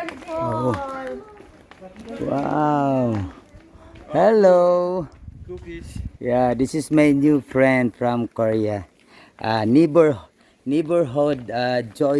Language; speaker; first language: English; non-native, local second language; Filipino